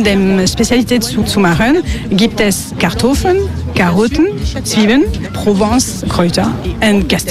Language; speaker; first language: German; non-native, learner; French